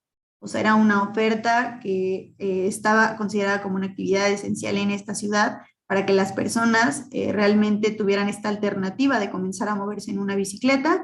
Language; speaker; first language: Spanish; native; Spanish